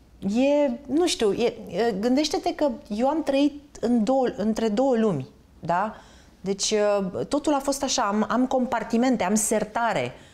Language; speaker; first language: Romanian; native; Romanian